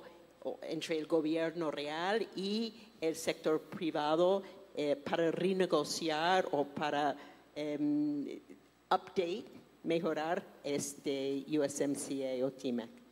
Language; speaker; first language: Spanish; non-native, fluent; English